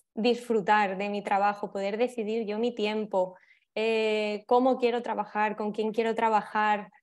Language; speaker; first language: Spanish; native; Spanish